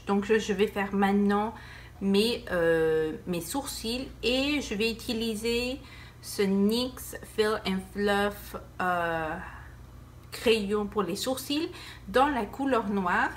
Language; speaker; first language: French; non-native, fluent; Spanish